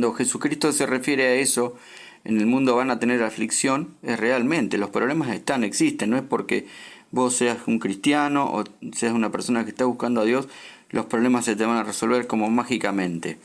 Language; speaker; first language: Spanish; native; Spanish